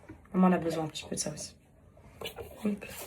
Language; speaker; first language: French; native; French